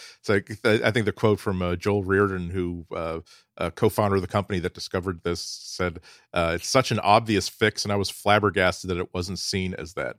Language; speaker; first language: English; native; English